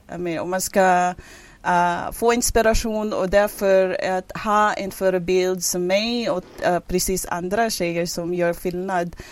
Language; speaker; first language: Swedish; non-native, fluent; English